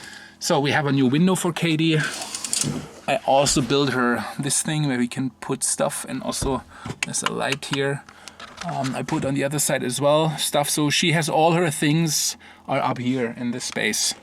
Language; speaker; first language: English; non-native, fluent; German